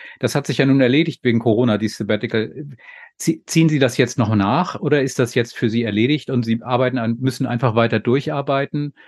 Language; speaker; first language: German; native; German